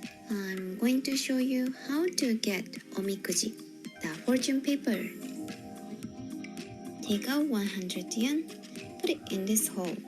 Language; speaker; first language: English; non-native, learner; Japanese